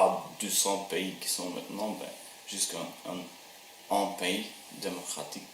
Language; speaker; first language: French; non-native, learner; Albanian